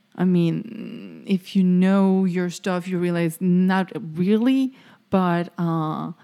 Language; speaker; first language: English; non-native, fluent; French